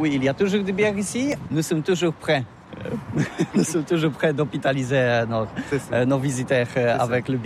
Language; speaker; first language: French; non-native, learner; Polish